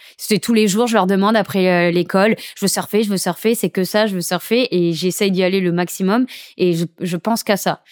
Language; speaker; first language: French; native; French